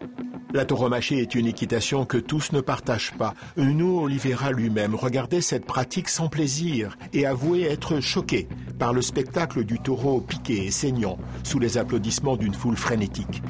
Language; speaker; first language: French; native; French